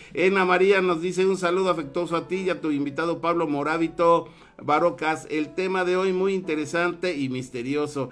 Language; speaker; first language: Spanish; native; Spanish